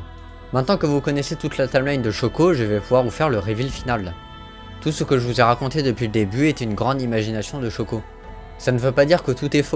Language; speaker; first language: French; native; French